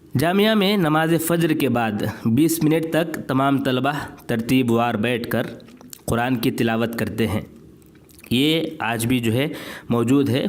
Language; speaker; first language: Urdu; native; Urdu